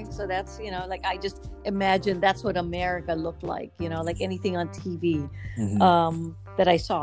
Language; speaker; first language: English; non-native, local second language; Filipino